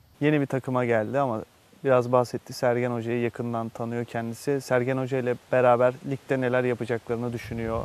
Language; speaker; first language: Turkish; native; Turkish